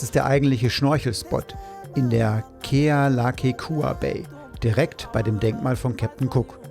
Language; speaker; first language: German; native; German